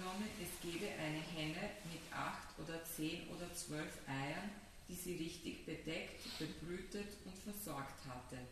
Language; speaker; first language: German; native; German